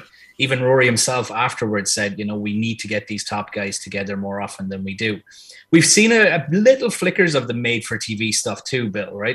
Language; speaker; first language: English; native; English